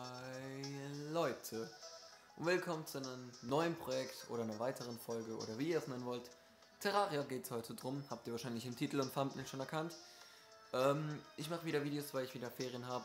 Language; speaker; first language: German; native; German